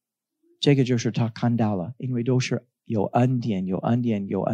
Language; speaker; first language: Chinese; non-native, fluent; English